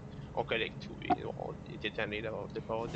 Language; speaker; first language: French; native; French